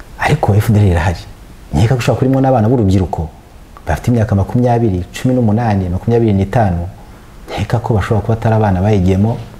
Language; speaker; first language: Kinyarwanda; early bilingual, heritage; Kinyarwanda